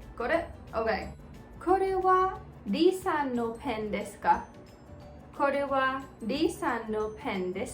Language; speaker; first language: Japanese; non-native, fluent; English